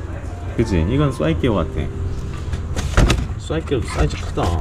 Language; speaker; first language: Korean; native; Korean